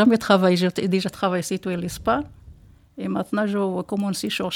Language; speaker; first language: French; non-native, learner; Arabic